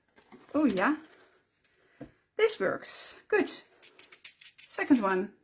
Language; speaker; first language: English; non-native, fluent; Dutch